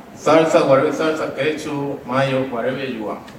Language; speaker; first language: English; non-native, learner; Spanish